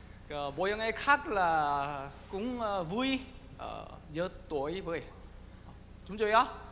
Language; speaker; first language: Vietnamese; non-native, learner; Korean